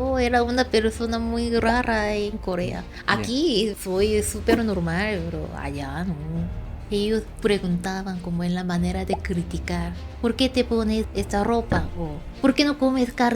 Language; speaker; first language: Spanish; non-native, learner; Korean